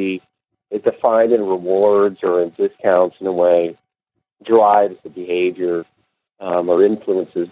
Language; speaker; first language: English; native; English